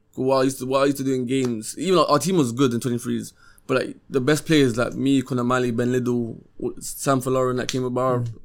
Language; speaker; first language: English; native; English